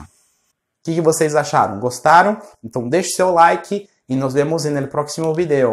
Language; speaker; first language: Portuguese; non-native, fluent; Spanish